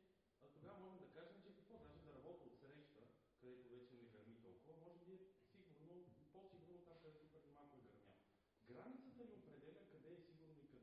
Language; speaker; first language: Bulgarian; non-native, fluent; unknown